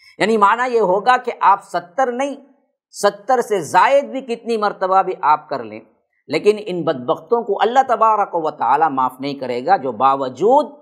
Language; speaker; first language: Urdu; native; Urdu